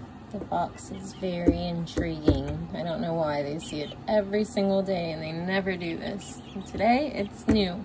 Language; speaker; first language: English; native; English